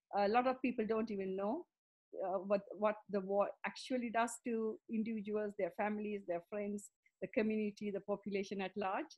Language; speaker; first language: English; non-native, local second language; Tamil